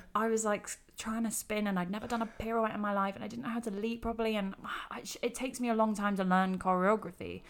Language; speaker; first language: English; native; English